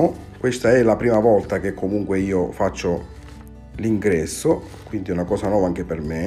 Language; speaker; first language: Italian; native; Italian